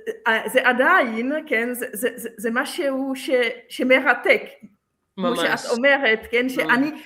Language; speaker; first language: Hebrew; non-native, fluent; Czech